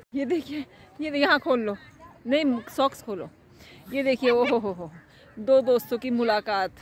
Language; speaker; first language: Hindi; native; Hindi